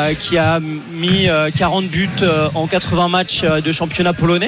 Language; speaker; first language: French; native; French